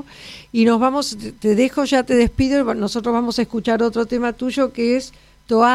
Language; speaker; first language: Spanish; native; Spanish